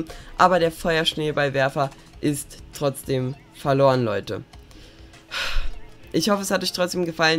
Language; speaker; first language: German; native; German